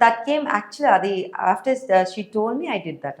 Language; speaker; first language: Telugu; non-native, learner; Tamil